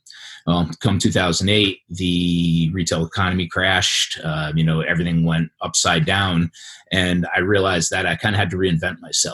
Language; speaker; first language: English; native; English